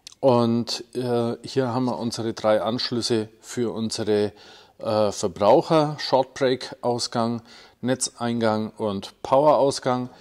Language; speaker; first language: German; native; German